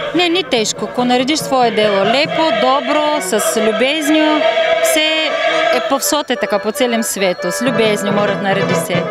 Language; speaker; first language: Slovenian; non-native, fluent; Bulgarian